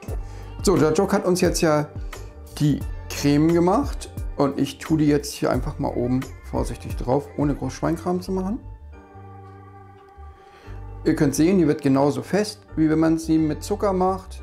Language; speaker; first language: German; native; German